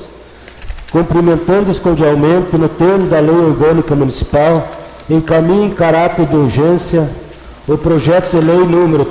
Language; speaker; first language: Portuguese; native; Portuguese